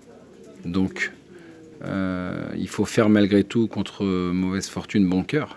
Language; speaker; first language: French; native; French